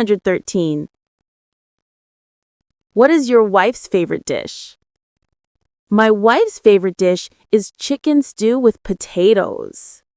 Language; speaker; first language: English; non-native, learner; Vietnamese